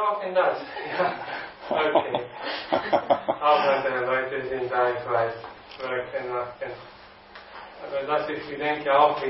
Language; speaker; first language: German; non-native, learner; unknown